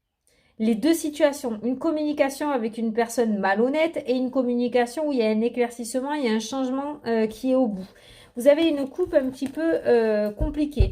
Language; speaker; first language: French; native; French